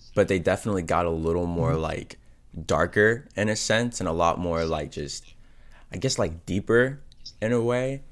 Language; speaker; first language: English; native; English